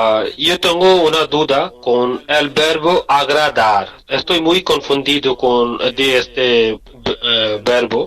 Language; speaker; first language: Spanish; non-native, learner; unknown